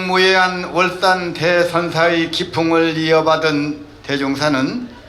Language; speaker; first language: Korean; native; Korean